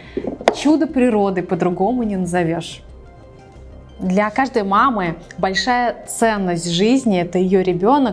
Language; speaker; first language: Russian; native; Russian